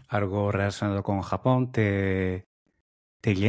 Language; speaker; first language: Spanish; non-native, fluent; Japanese